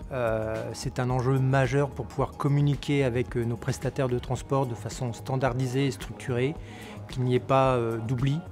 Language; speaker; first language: French; native; French